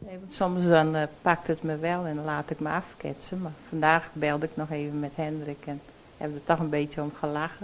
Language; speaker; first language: Dutch; native; Dutch